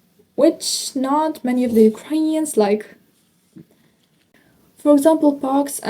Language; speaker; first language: English; non-native, fluent; Ukrainian